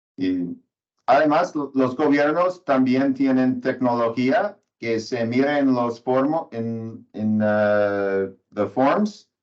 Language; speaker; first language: Spanish; non-native, learner; English